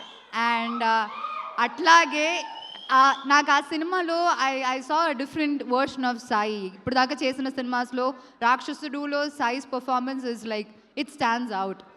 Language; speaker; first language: Telugu; non-native, local second language; Malayalam